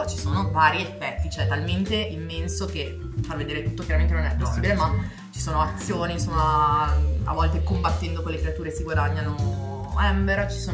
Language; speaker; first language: Italian; native; Italian